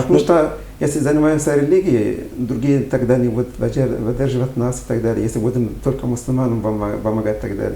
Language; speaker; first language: Russian; non-native, fluent; Arabic